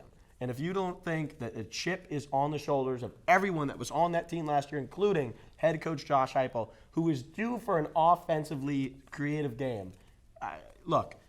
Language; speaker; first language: English; native; English